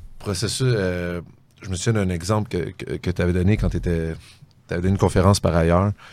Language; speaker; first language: French; native; French